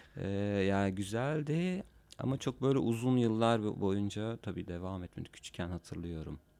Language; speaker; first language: Turkish; non-native, local second language; Kurdish